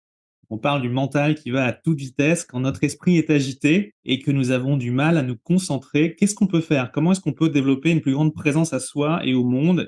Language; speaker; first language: French; native; French